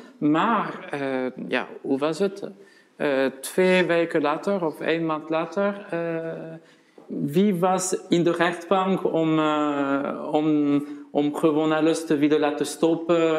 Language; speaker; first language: Dutch; non-native, fluent; French